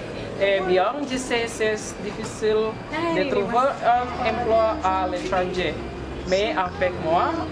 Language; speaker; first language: French; non-native, learner; Indonesian